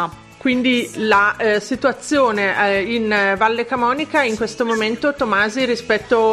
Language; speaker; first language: Italian; native; Italian